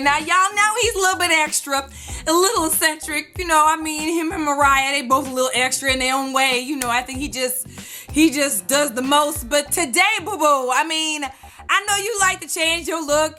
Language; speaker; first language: English; native; English